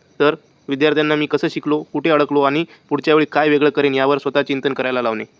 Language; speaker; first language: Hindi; non-native, local second language; Marathi